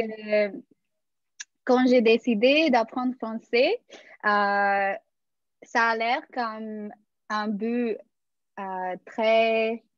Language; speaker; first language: French; non-native, fluent; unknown